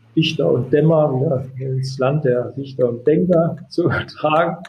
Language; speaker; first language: German; native; German